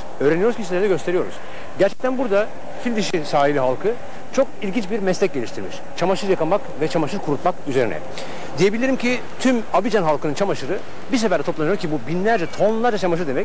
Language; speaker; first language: Turkish; native; Turkish